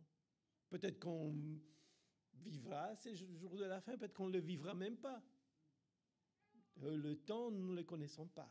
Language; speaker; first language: French; non-native, fluent; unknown